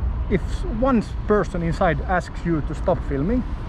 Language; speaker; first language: English; non-native, fluent; Finnish